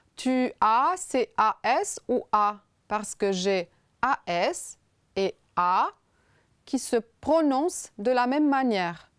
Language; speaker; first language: French; non-native, fluent; Romanian